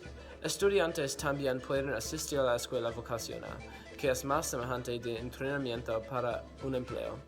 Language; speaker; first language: Spanish; non-native, learner; English